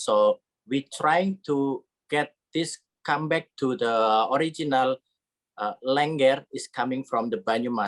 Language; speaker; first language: English; non-native, learner; Indonesian